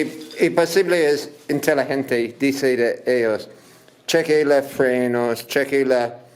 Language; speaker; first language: Spanish; non-native, learner; English